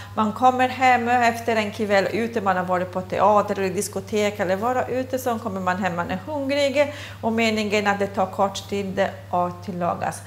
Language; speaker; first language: Swedish; non-native, fluent; Italian